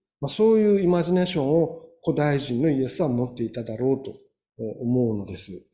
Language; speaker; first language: Japanese; native; Japanese